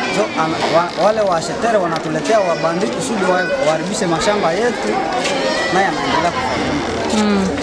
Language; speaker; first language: Swahili; non-native, local second language; Nande